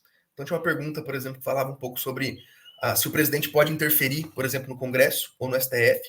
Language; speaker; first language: Portuguese; native; Portuguese